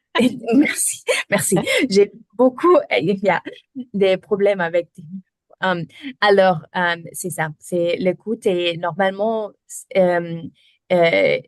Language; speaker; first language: French; non-native, learner; German